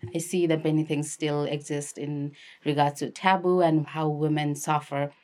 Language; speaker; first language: English; non-native, local second language; Nepali